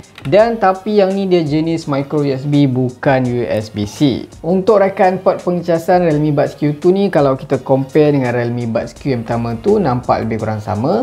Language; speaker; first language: Malay; native; Malay